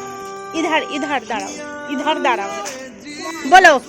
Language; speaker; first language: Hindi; non-native, local second language; Bangla